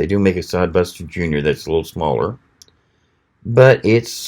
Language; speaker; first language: English; native; English